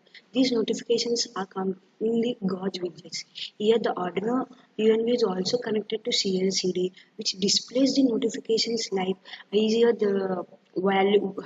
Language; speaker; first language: English; non-native, local second language; Telugu